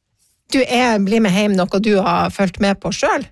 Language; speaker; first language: Norwegian; native; Norwegian